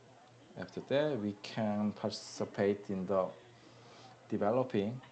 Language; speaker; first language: English; non-native, learner; Korean